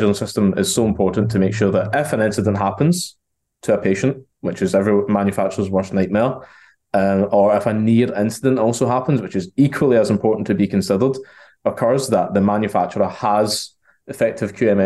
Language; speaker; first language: English; native; English